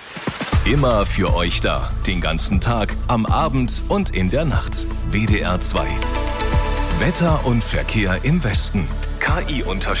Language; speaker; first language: German; native; German